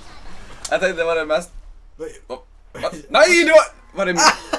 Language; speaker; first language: Norwegian; native; Norwegian